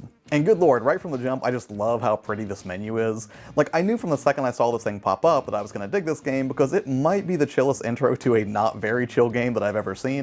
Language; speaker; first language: English; native; English